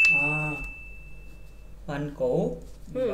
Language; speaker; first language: Vietnamese; non-native, learner; Korean